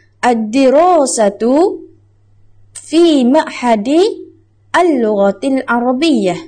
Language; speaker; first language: Arabic; non-native, learner; Malay